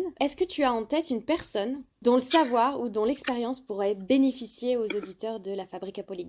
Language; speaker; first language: French; native; French